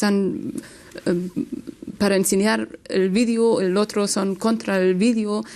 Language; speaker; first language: Spanish; non-native, learner; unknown